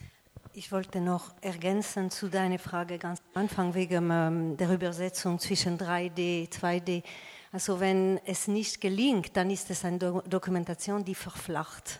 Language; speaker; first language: German; non-native, fluent; French